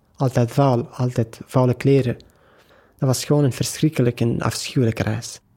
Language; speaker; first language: Dutch; non-native, learner; Persian